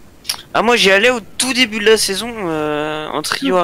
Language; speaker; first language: French; native; French